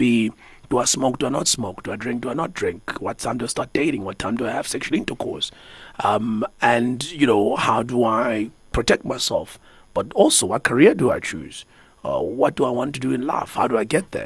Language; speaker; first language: English; non-native, local second language; Zulu